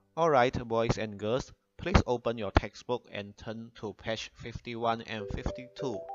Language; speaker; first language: English; non-native, local second language; Chinese